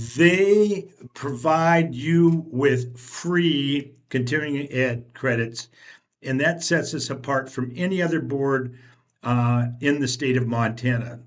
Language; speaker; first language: English; native; English